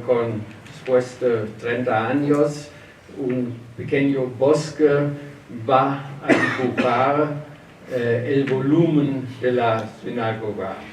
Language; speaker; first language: Spanish; non-native, learner; German